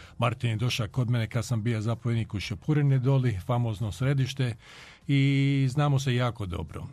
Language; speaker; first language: Croatian; early bilingual, heritage; Croatian